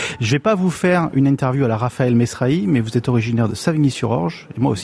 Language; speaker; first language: French; native; French